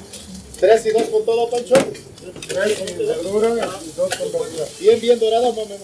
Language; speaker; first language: Spanish; native; Spanish